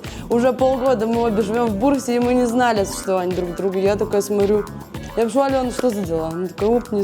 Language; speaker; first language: Russian; native; Russian